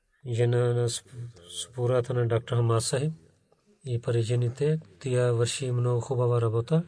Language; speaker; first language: Bulgarian; non-native, learner; Urdu